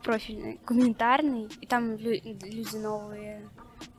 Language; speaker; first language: Russian; native; Russian